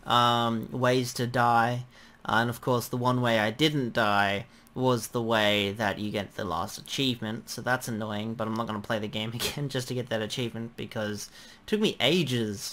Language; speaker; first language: English; native; English